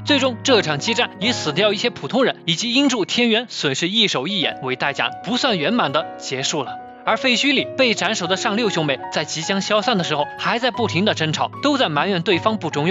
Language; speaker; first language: Chinese; native; Chinese